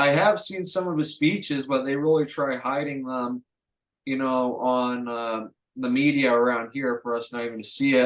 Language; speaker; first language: English; native; English